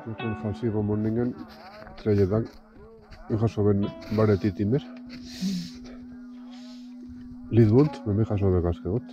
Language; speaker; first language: Norwegian; non-native, fluent; Spanish